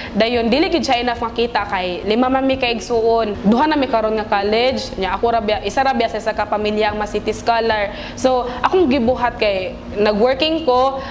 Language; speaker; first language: Cebuano; native; Cebuano